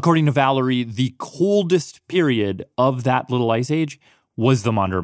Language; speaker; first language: English; native; English